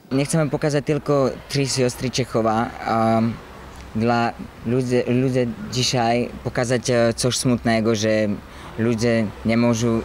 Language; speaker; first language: Polish; non-native, fluent; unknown